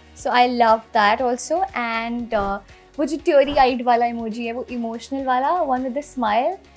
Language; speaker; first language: English; non-native, local second language; Hindi